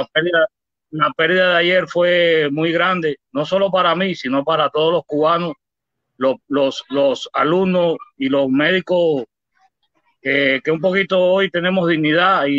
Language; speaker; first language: Spanish; native; Spanish